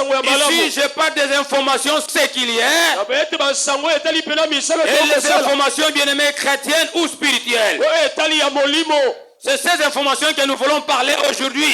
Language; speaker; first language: French; non-native, local second language; Lingala